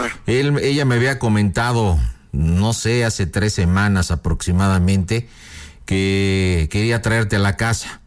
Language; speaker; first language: Spanish; native; Spanish